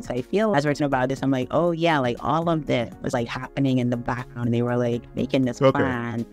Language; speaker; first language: English; native; English